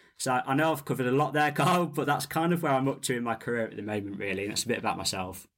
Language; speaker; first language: English; native; English